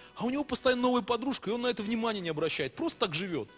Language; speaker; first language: Russian; native; Russian